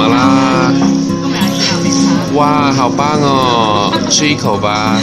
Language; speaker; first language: Chinese; native; Chinese